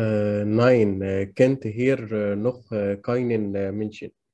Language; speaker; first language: German; non-native, learner; Arabic